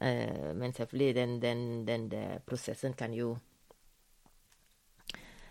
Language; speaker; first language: Norwegian; non-native, fluent; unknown